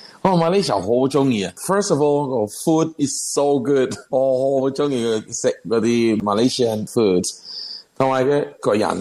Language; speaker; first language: Cantonese; non-native, learner; Spanish